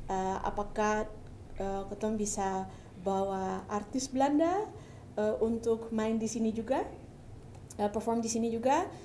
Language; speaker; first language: Indonesian; early bilingual, heritage; Dutch